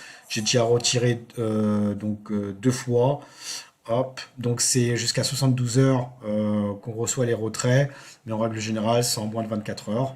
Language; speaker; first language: French; native; French